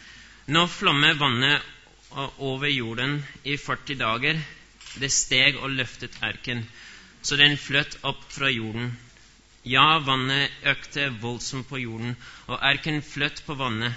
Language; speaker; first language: Norwegian; non-native, fluent; English